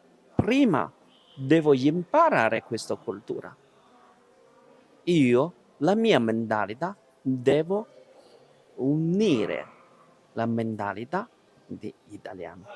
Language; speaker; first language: Italian; non-native, learner; Chinese